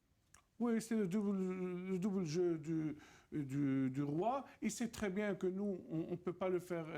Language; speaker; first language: French; non-native, fluent; Arabic